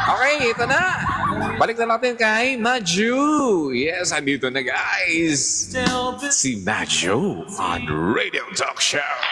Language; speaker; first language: Filipino; native; Filipino